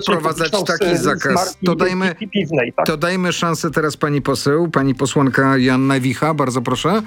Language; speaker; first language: Polish; native; Polish